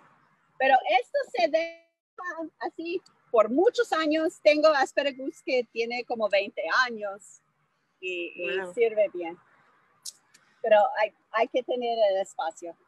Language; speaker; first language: Spanish; non-native, fluent; English